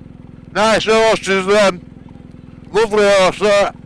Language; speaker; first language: English; native; English